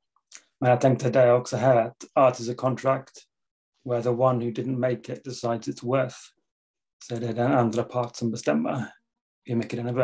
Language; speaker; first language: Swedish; non-native, fluent; English